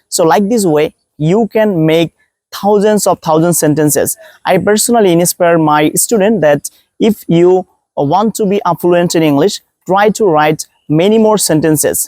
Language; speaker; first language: English; non-native, local second language; Bangla